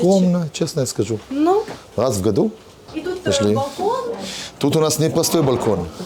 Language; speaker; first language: Russian; early bilingual, heritage; Hebrew